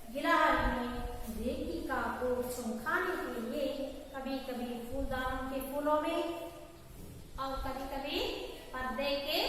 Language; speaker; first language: Hindi; non-native, local second language; Kannada